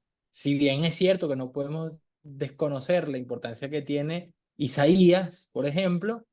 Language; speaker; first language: Spanish; native; Spanish